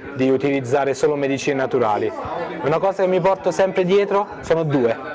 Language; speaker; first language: Italian; native; Italian